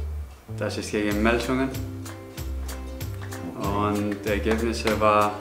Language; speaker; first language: German; non-native, learner; Icelandic